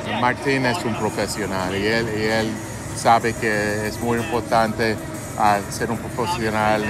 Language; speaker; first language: Spanish; non-native, fluent; English